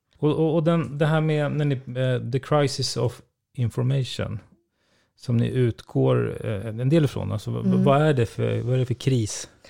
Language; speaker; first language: Swedish; native; Swedish